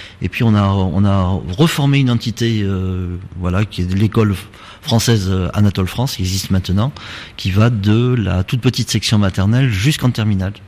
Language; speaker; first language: French; native; French